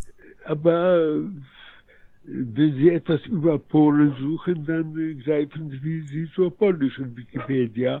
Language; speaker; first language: German; non-native, fluent; Polish